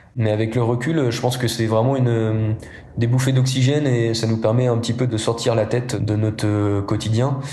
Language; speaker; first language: French; native; French